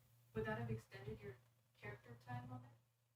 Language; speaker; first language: English; native; English